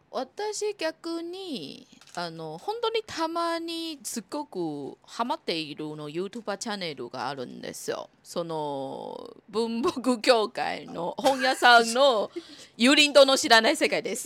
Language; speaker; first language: Japanese; non-native, fluent; Chinese